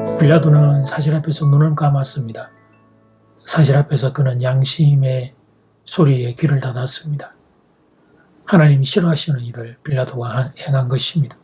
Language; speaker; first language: Korean; native; Korean